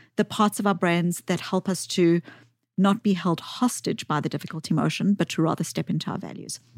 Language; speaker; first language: English; native; English